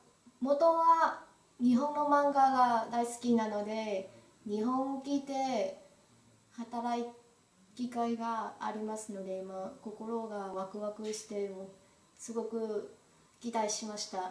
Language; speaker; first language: Japanese; non-native, learner; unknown